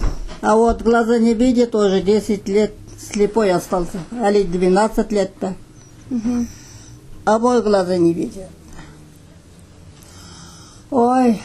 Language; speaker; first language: Russian; non-native, local second language; Kazakh